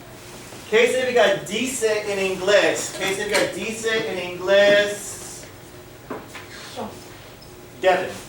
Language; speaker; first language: Spanish; non-native, fluent; English